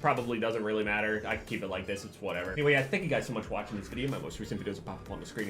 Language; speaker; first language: English; native; English